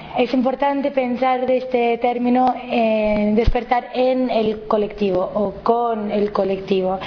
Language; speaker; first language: Spanish; non-native, fluent; English